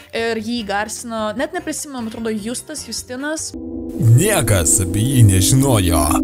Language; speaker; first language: Lithuanian; non-native, local second language; Polish